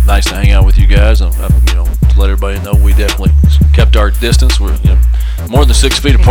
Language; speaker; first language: English; native; English